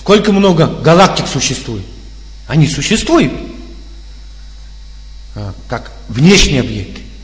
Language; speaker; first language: Russian; native; Russian